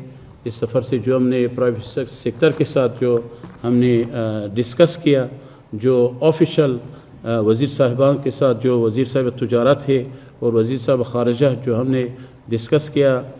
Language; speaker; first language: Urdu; non-native, fluent; Persian